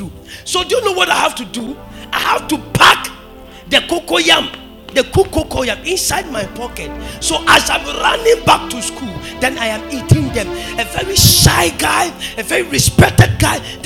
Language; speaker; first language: English; non-native, local second language; Akan